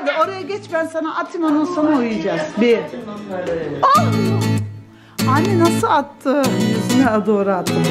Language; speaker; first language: Turkish; early bilingual, heritage; Turkish